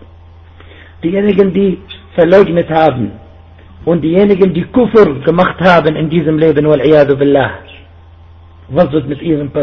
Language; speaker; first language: German; non-native, fluent; Arabic